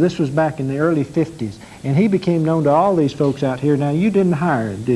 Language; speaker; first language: English; native; English